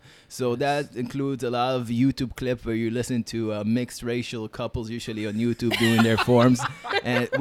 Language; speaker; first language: English; non-native, fluent; Hebrew